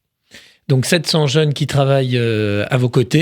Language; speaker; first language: French; native; French